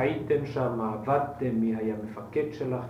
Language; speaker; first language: Hebrew; non-native, fluent; Slovak